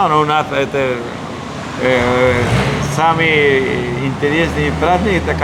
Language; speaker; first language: Russian; non-native, learner; Spanish